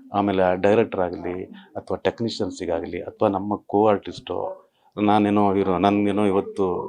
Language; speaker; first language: Kannada; native; Kannada